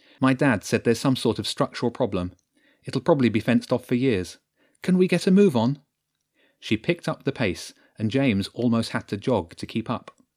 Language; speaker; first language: English; native; English